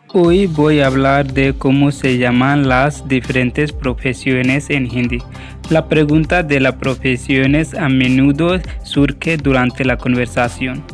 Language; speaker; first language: Spanish; non-native, learner; Hindi